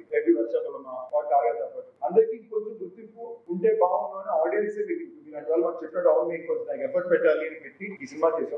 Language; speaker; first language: Telugu; native; Telugu